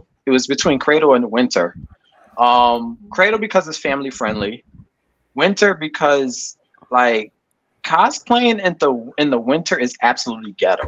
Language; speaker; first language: English; native; English